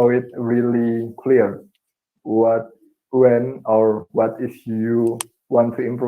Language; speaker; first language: English; non-native, learner; Indonesian